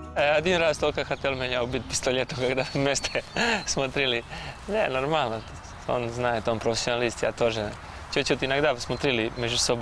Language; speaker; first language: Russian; non-native, learner; Serbian